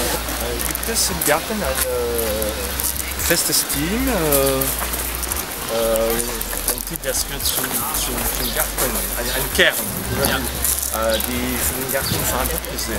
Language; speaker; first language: German; non-native, fluent; French